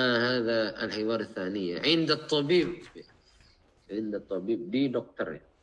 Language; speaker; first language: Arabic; non-native, fluent; Indonesian